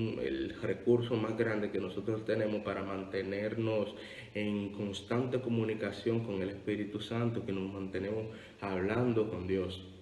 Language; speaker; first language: Spanish; native; Spanish